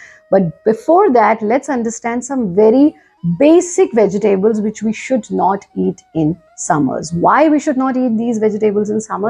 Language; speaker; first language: English; non-native, local second language; Hindi